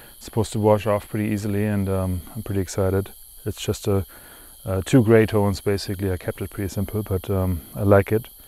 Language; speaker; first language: English; native; English